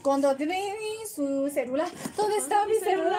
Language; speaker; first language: Spanish; non-native, learner; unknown